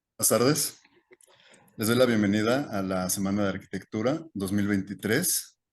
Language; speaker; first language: Spanish; native; Spanish